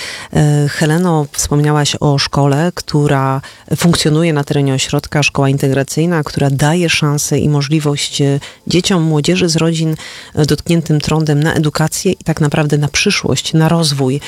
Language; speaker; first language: Polish; native; Polish